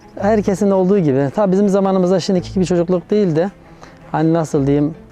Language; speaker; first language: Turkish; native; Turkish